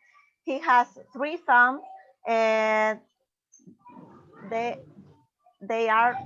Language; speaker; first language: English; non-native, learner; Spanish